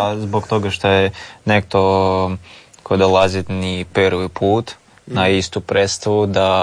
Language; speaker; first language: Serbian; non-native, learner; Russian